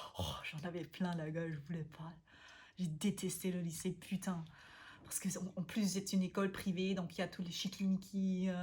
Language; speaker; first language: French; non-native, fluent; German